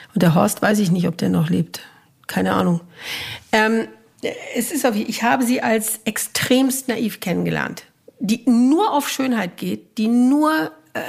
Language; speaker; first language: German; native; German